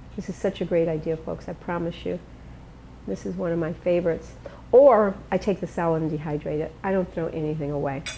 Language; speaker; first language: English; native; English